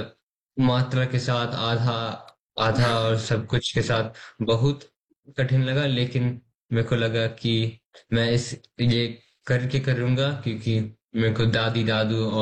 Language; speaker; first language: Hindi; early bilingual, heritage; English